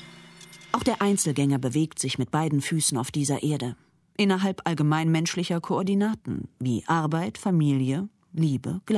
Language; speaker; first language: German; native; German